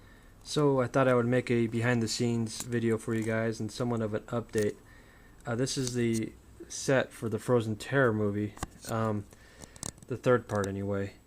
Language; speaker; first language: English; native; English